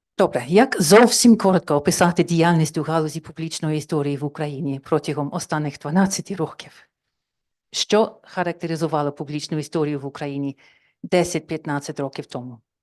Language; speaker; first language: Ukrainian; non-native, fluent; English